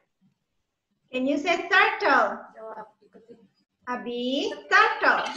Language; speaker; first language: English; non-native, learner; Indonesian